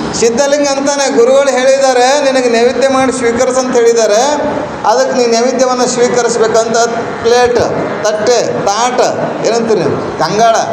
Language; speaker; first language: Kannada; native; Kannada